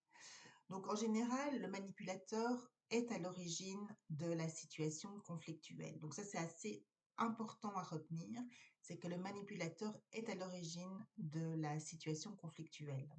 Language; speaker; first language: French; native; French